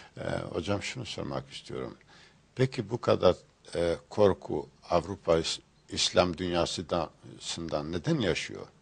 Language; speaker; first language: Turkish; non-native, fluent; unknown